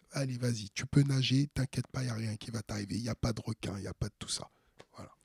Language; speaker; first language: French; early bilingual, other home language; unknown